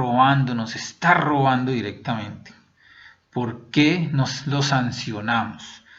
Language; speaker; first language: Spanish; native; Spanish